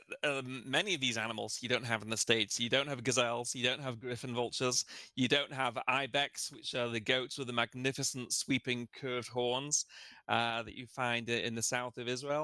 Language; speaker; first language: English; native; English